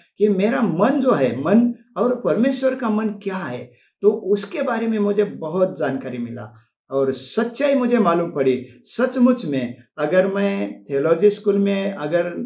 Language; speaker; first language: Hindi; non-native, local second language; Marathi